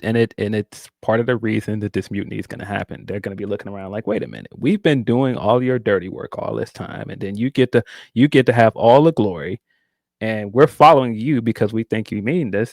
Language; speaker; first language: English; native; English